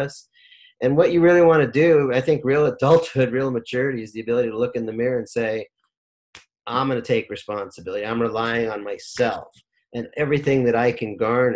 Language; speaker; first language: English; native; English